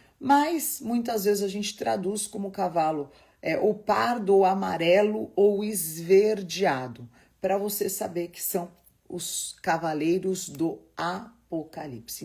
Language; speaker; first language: Portuguese; native; Portuguese